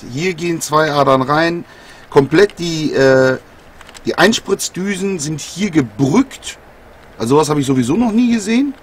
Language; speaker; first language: German; native; German